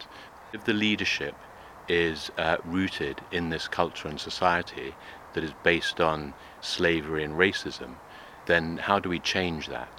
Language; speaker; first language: English; native; English